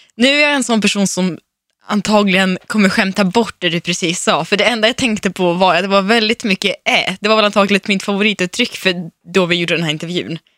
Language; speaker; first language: Swedish; early bilingual, other home language; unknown